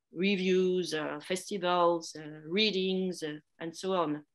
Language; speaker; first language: English; non-native, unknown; French